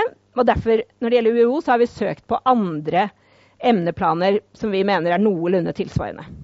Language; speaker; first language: Norwegian; native; Norwegian